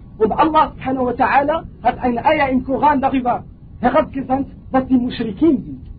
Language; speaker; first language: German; non-native, fluent; Arabic